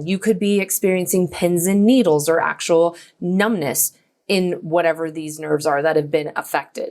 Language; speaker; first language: English; native; English